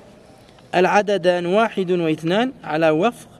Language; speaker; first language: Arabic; non-native, fluent; French